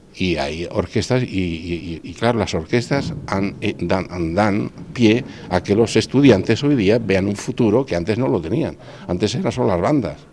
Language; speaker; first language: Spanish; native; Spanish